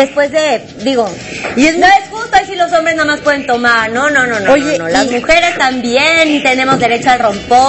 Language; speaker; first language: Spanish; native; Spanish